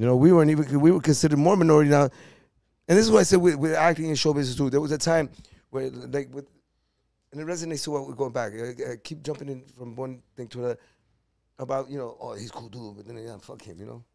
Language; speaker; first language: English; early bilingual, other home language; Spanish